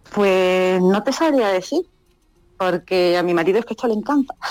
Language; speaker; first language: Spanish; native; Spanish